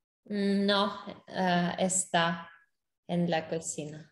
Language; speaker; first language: Spanish; non-native, learner; English